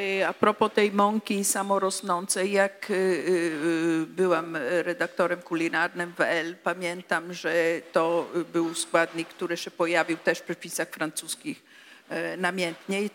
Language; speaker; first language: Polish; non-native, fluent; Italian